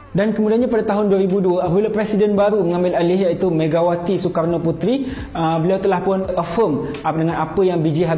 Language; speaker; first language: Malay; native; Malay